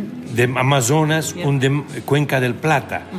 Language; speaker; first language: German; non-native, fluent; Spanish